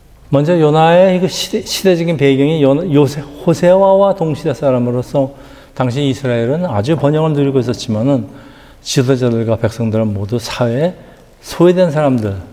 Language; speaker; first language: Korean; native; Korean